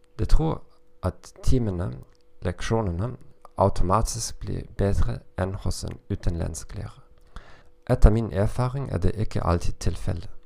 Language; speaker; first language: Norwegian; non-native, learner; German